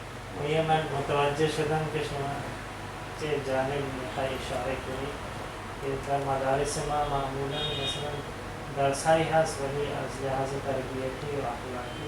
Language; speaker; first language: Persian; non-native, fluent; Urdu